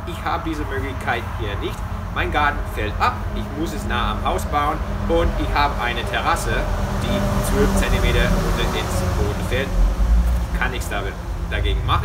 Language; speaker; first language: German; non-native, fluent; English